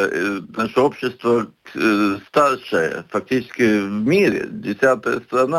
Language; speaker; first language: Russian; non-native, local second language; Latvian